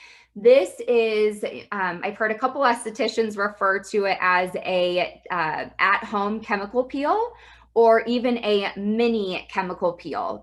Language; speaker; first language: English; native; English